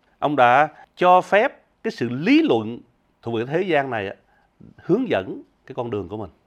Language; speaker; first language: Vietnamese; early bilingual, heritage; Vietnamese